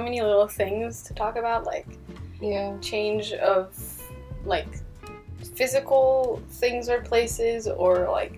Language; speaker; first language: English; early bilingual, other home language; Hebrew